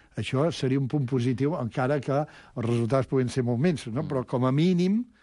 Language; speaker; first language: Catalan; native; Catalan